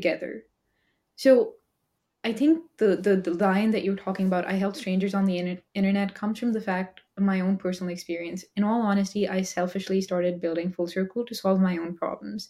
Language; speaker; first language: English; non-native, local second language; Hindi